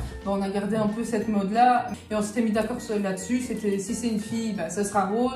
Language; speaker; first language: French; native; French